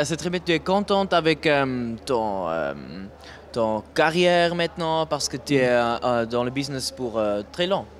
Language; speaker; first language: French; non-native, learner; German